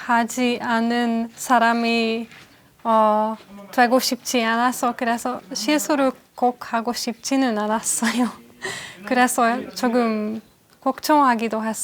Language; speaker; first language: Korean; non-native, fluent; Hungarian